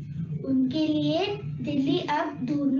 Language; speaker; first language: Hindi; native; Hindi